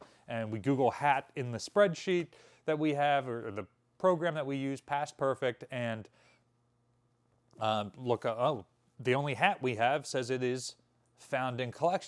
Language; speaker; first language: English; native; English